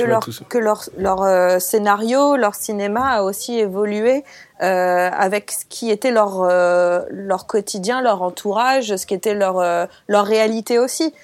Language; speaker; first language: French; native; French